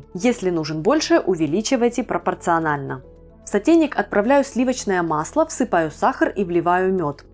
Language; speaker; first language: Russian; native; Russian